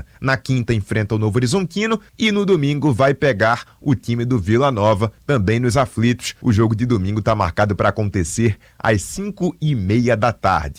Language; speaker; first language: Portuguese; native; Portuguese